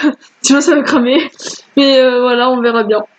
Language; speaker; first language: French; native; French